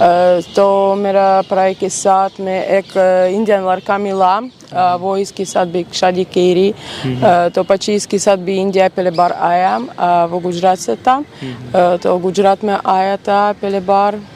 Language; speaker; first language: Hindi; non-native, learner; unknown